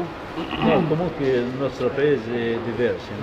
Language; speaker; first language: Italian; non-native, learner; Arabic